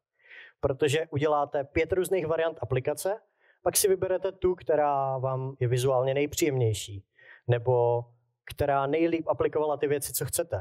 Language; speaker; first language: Czech; native; Czech